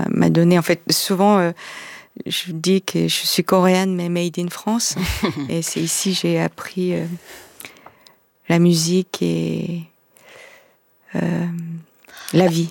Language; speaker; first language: French; non-native, fluent; Korean